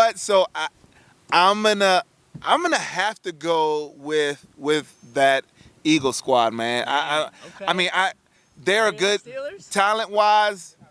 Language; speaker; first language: English; native; English